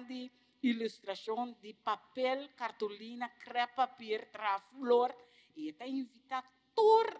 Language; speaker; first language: Portuguese; non-native, learner; Papiamento